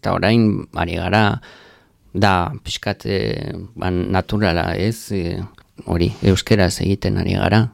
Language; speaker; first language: Basque; non-native, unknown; French